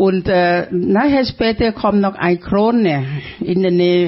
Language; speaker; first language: German; non-native, fluent; Thai